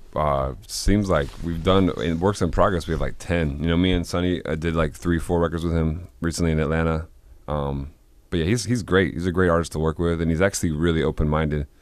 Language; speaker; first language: English; native; English